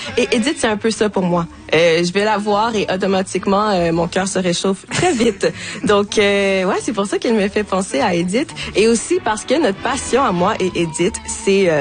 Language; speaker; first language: French; native; French